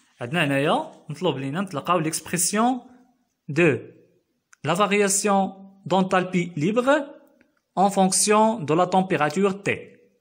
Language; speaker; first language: French; non-native, local second language; Arabic